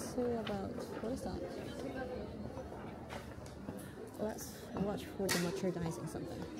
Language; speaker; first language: English; non-native, learner; Korean